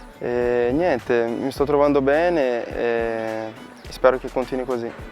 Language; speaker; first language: Italian; non-native, fluent; Portuguese